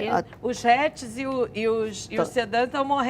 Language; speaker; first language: Portuguese; native; Portuguese